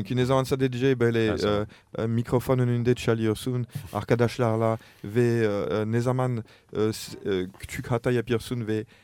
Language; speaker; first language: Turkish; non-native, learner; French